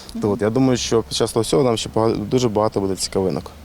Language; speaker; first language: Ukrainian; native; Ukrainian